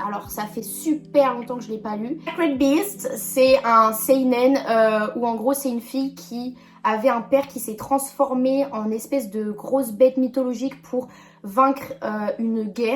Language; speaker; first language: French; native; French